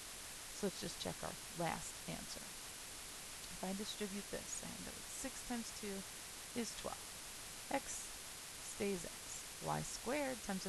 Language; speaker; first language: English; native; English